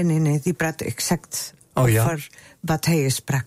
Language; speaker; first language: Dutch; non-native, fluent; Spanish